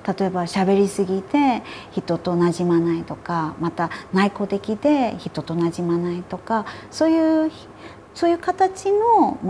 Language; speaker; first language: Japanese; non-native, fluent; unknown